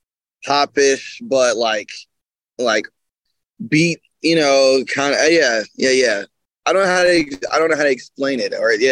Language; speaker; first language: English; native; English